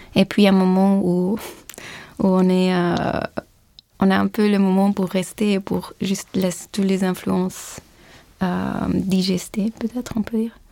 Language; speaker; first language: French; non-native, fluent; Turkish